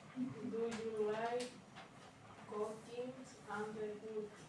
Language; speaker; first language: English; non-native, learner; Spanish